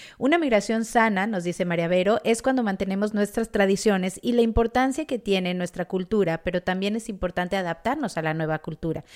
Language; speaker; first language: Spanish; native; Spanish